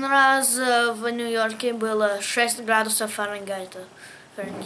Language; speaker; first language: Russian; early bilingual, heritage; English